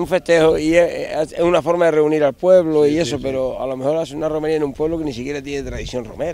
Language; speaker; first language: Spanish; native; Spanish